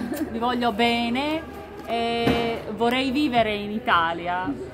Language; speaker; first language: Italian; non-native, learner; Serbian